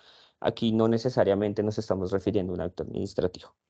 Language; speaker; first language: Spanish; native; Spanish